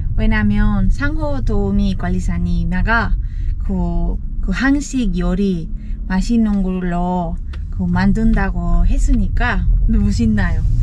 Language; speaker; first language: Korean; non-native, learner; Spanish